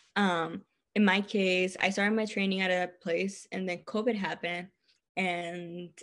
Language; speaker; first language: English; non-native, fluent; Spanish